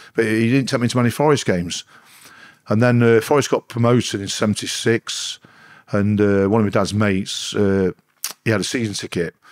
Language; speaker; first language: English; native; English